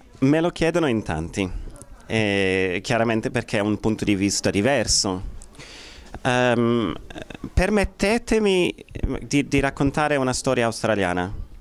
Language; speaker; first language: Italian; non-native, fluent; English